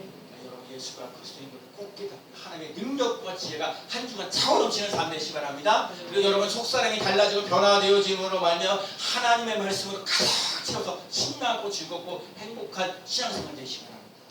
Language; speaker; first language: Korean; native; Korean